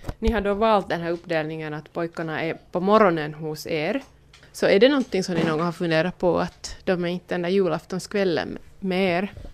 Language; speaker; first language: Swedish; native; Swedish